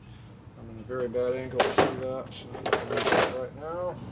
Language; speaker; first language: English; native; English